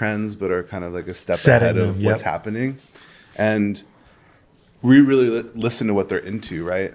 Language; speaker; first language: English; native; English